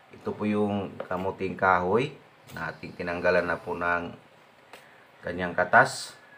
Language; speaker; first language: Filipino; non-native, local second language; Cebuano